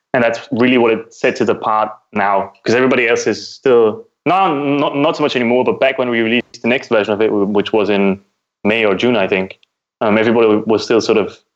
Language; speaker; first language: English; non-native, fluent; German